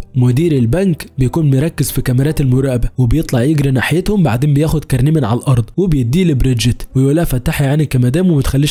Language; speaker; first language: Arabic; native; Arabic